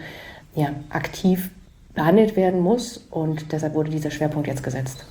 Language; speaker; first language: German; native; German